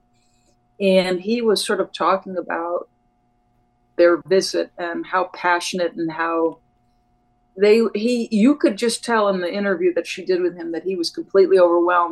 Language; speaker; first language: English; native; English